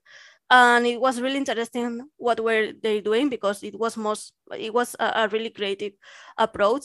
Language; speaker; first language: English; non-native, fluent; Catalan